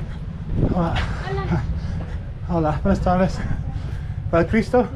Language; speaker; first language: Spanish; non-native, learner; English